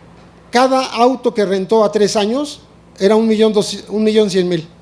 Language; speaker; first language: Spanish; native; Spanish